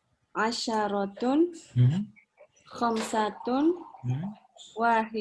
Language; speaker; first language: Arabic; non-native, learner; Indonesian